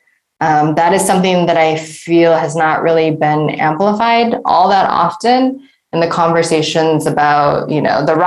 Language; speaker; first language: English; native; English